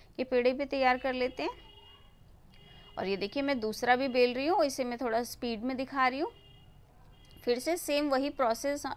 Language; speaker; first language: Hindi; native; Hindi